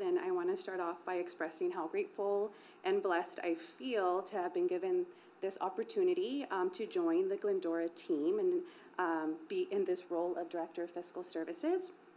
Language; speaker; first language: English; early bilingual, other home language; Spanish